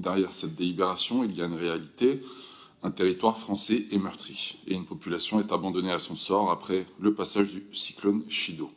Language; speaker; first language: French; native; French